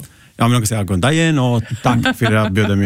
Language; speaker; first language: Icelandic; non-native, learner; Italian